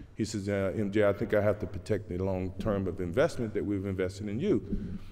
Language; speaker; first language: English; native; English